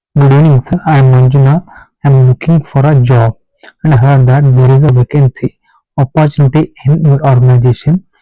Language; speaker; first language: English; non-native, local second language; Kannada